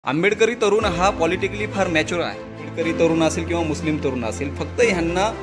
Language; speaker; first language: Marathi; native; Marathi